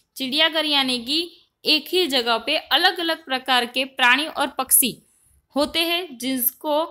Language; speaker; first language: Hindi; non-native, local second language; Gujarati